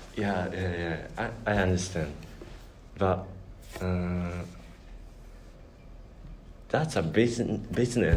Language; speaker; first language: English; non-native, learner; Japanese